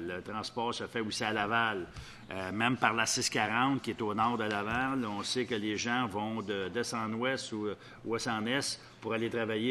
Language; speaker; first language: French; native; French